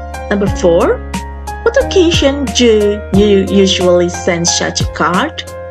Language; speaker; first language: English; non-native, fluent; Indonesian